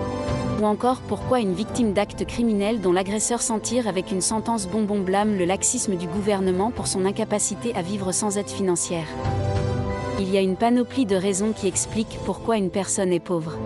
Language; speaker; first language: French; native; French